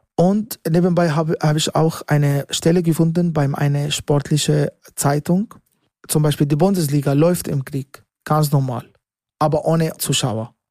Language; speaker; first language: German; non-native, learner; Arabic